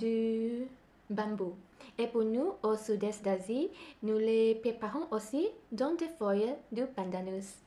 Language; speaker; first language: French; non-native, learner; Malay